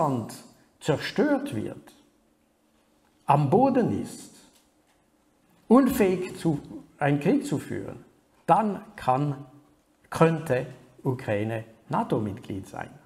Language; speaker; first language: German; non-native, fluent; French